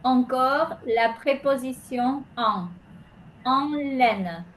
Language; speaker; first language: French; non-native, fluent; Spanish